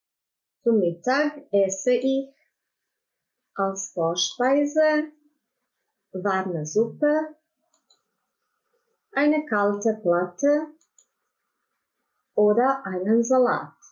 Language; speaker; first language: German; non-native, fluent; Croatian